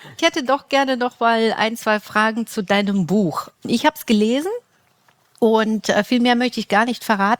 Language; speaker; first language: German; native; German